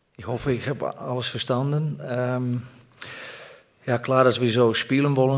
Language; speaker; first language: German; non-native, fluent; Dutch